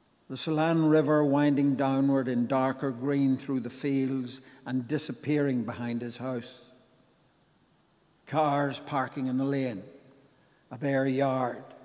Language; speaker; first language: English; native; English